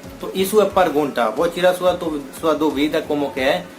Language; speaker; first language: Portuguese; non-native, learner; Hindi